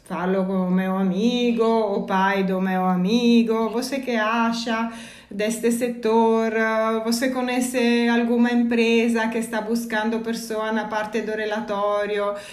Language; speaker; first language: Portuguese; non-native, learner; Italian